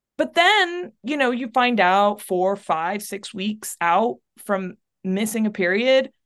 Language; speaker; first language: English; early bilingual, other home language; Spanish